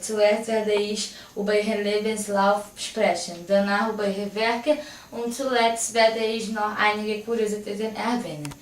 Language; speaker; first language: German; non-native, learner; Portuguese